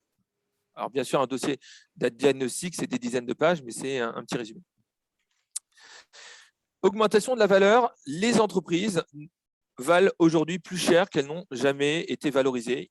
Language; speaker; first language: French; native; French